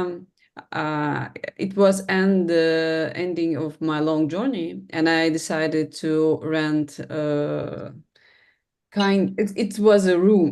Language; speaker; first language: English; non-native, learner; Russian